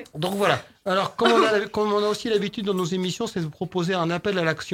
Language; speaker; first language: French; native; French